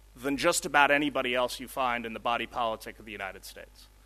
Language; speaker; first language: English; early bilingual, other home language; Spanish